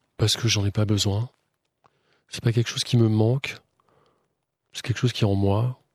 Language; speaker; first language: French; native; French